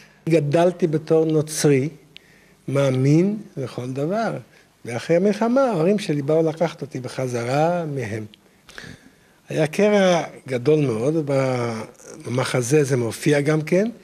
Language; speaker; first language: Hebrew; non-native, fluent; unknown